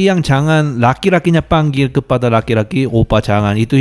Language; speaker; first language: Indonesian; non-native, fluent; Korean